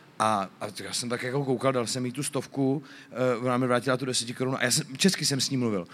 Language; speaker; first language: Czech; native; Czech